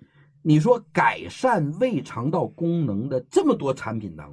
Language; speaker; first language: Chinese; native; Chinese